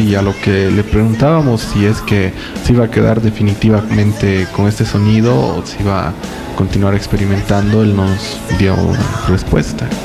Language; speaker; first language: Spanish; native; Spanish